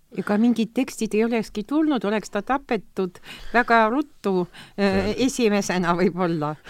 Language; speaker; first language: Estonian; non-native, local second language; Russian